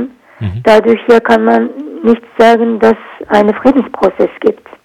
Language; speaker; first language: German; non-native, learner; Kurdish